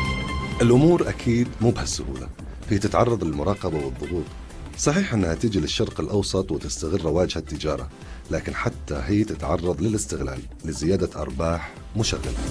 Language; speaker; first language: Arabic; native; Arabic